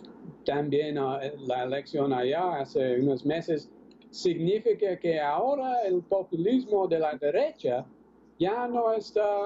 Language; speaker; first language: Spanish; non-native, fluent; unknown